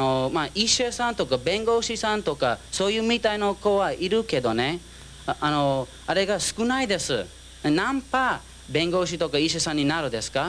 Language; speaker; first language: Japanese; non-native, learner; English